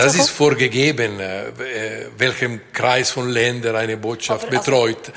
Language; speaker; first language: German; non-native, local second language; French